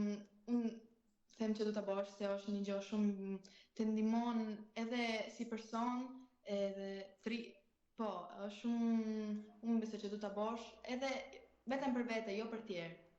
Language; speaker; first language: Albanian; early bilingual, heritage; Albanian